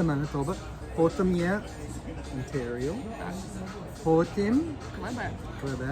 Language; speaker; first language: Ukrainian; non-native, learner; English